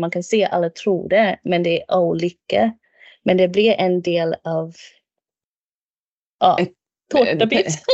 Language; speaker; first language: Swedish; non-native, fluent; English